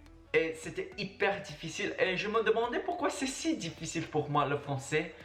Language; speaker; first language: French; non-native, fluent; Chinese